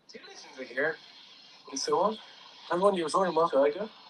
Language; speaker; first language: Chinese; native; Chinese